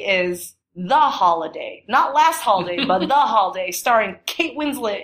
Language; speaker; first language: English; non-native, fluent; Chinese